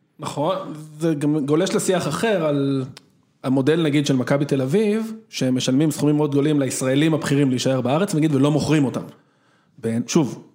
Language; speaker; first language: Hebrew; native; Hebrew